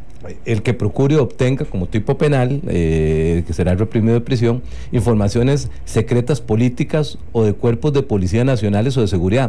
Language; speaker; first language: Spanish; native; Spanish